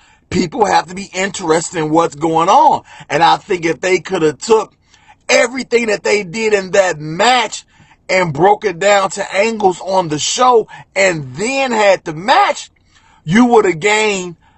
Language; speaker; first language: English; native; English